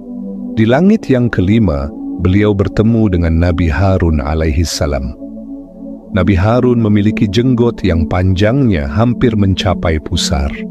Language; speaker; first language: Indonesian; native; Indonesian